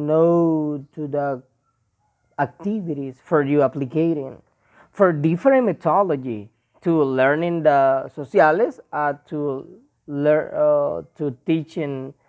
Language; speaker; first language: English; non-native, learner; Spanish